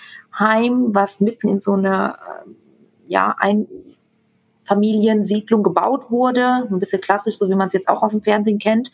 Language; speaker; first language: German; early bilingual, other home language; Tamil